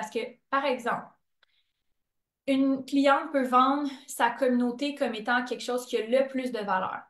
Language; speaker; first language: French; native; French